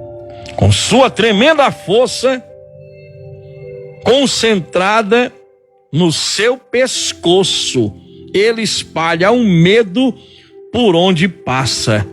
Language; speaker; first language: Portuguese; native; Portuguese